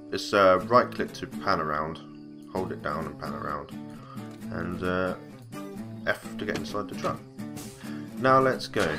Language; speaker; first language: English; native; English